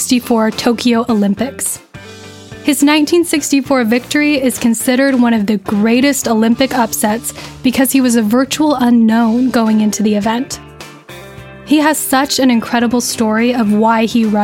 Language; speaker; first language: English; native; English